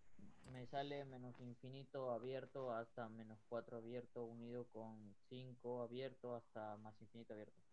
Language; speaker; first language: Spanish; native; Spanish